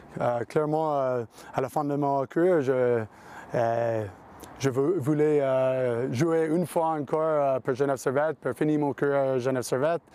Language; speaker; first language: French; non-native, learner; English